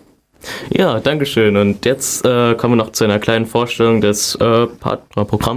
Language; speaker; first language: German; native; German